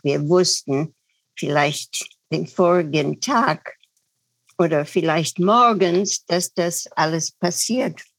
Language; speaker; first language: German; non-native, fluent; Dutch